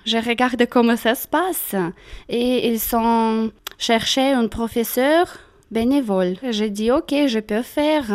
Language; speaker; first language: French; non-native, learner; Russian